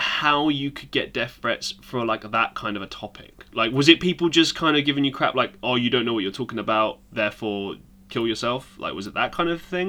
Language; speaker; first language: English; native; English